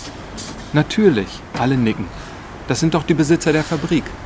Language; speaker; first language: German; native; German